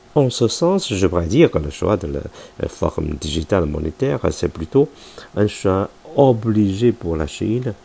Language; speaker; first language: French; non-native, fluent; Chinese